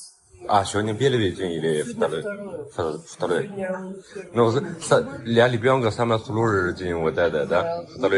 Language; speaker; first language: Russian; non-native, learner; Chinese